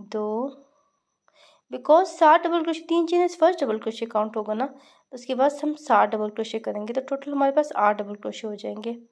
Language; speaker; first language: Urdu; native; Urdu